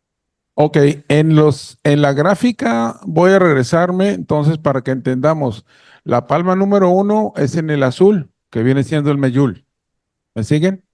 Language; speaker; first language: Spanish; native; Spanish